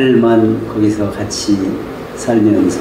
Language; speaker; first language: Korean; native; Korean